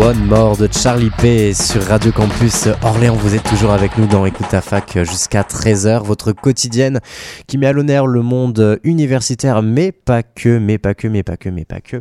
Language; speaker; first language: French; native; French